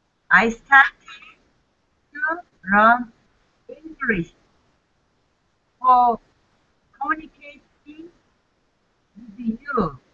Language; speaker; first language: English; non-native, learner; Korean